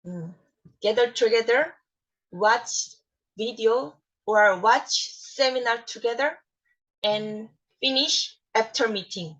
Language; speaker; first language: English; non-native, learner; Korean